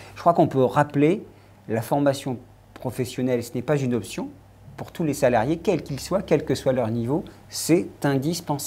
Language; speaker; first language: French; native; French